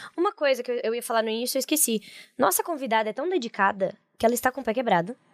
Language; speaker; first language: Portuguese; native; Portuguese